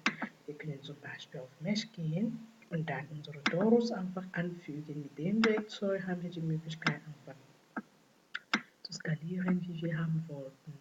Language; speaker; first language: German; non-native, fluent; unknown